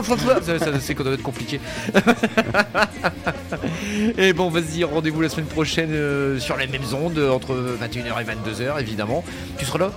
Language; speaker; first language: French; native; French